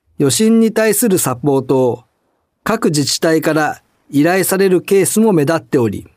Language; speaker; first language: Japanese; native; Japanese